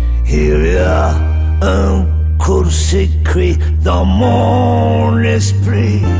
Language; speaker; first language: French; non-native, local second language; Dutch